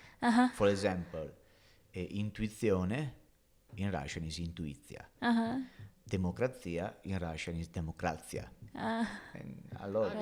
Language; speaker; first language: English; non-native, learner; Italian